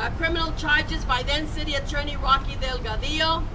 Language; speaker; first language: English; early bilingual, other home language; Spanish